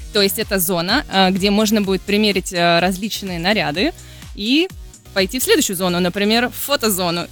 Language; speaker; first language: Russian; native; Russian